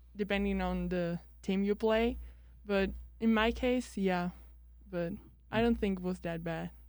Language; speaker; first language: English; non-native, fluent; Spanish